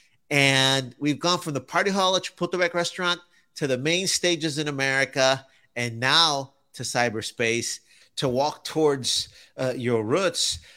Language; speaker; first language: English; native; English